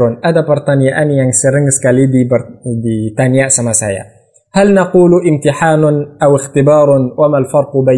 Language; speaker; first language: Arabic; non-native, fluent; Indonesian